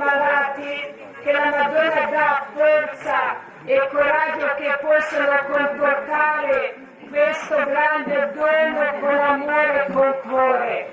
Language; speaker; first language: Italian; non-native, learner; Croatian